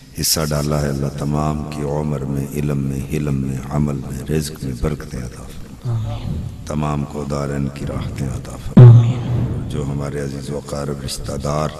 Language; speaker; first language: Urdu; non-native, local second language; Punjabi